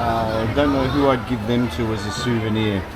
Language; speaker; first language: English; native; English